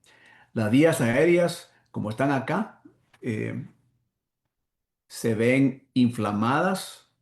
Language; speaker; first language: Spanish; native; Spanish